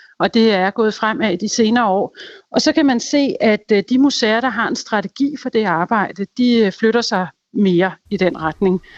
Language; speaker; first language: Danish; native; Danish